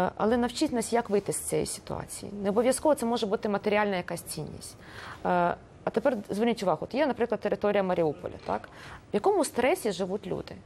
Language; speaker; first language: Ukrainian; native; Ukrainian